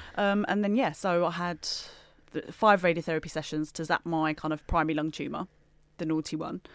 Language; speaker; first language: English; native; English